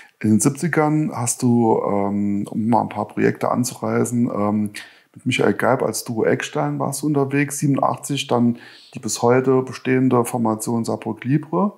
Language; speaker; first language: German; native; German